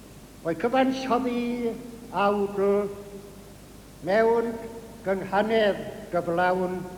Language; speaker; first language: Welsh; native; Welsh